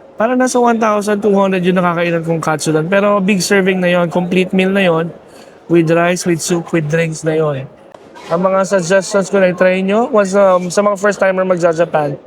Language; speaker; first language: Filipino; native; Filipino